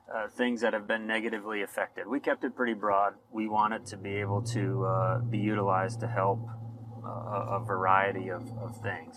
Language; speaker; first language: English; native; English